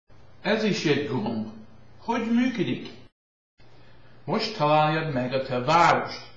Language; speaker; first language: Hungarian; early bilingual, heritage; Hungarian